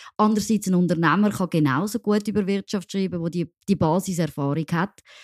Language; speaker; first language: German; non-native, local second language; French